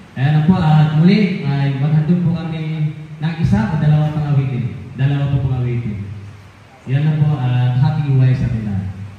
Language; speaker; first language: Filipino; non-native, local second language; Cebuano